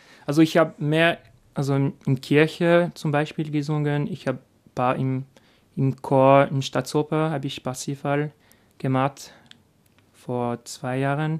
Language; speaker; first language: German; non-native, learner; French